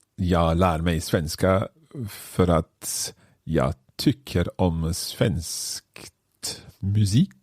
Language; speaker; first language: Swedish; non-native, learner; English